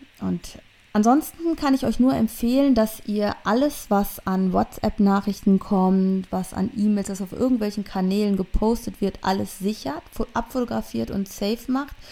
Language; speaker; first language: German; native; German